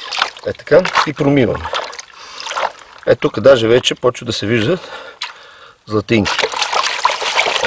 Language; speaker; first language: Bulgarian; native; Bulgarian